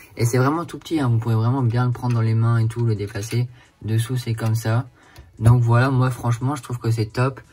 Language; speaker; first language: French; native; French